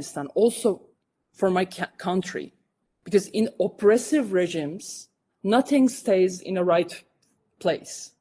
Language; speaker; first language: English; non-native, fluent; Turkish